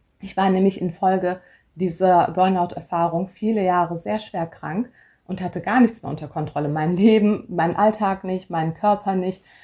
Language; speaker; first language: German; early bilingual, other home language; Turkish